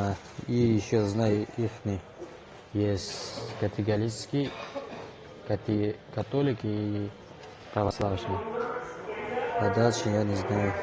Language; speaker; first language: Russian; non-native, learner; Tajik